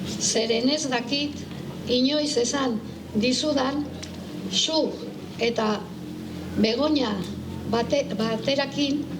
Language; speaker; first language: Basque; non-native, local second language; Spanish